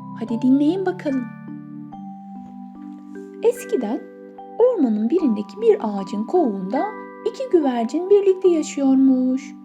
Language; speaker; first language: Turkish; native; Turkish